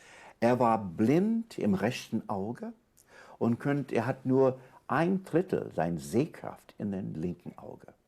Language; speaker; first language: German; non-native, fluent; English